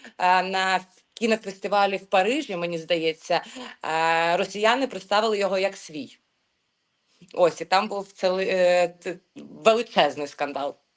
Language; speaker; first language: Ukrainian; non-native, local second language; Russian